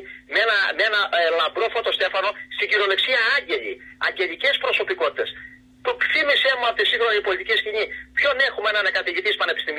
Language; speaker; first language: Greek; native; Greek